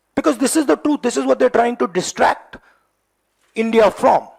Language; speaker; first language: English; non-native, local second language; Hindi